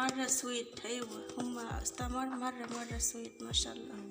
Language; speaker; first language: Arabic; non-native, learner; Bangla